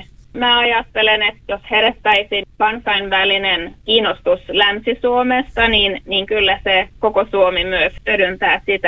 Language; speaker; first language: Finnish; non-native, local second language; Swedish